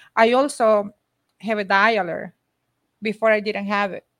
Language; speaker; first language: English; non-native, fluent; Spanish